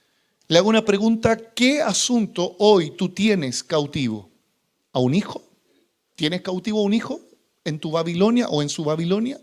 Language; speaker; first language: Spanish; native; Spanish